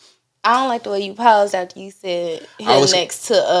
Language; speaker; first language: English; native; English